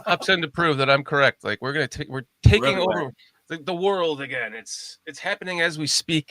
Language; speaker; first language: English; native; English